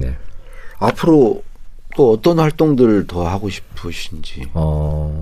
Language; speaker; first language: Korean; native; Korean